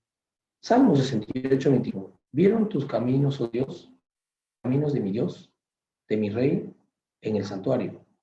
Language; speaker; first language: Spanish; native; Spanish